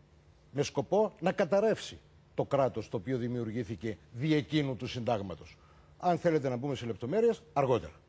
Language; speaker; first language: Greek; native; Greek